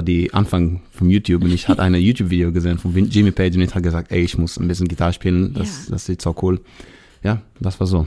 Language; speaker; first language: German; non-native, learner; Hebrew